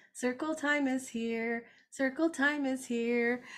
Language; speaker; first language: English; native; English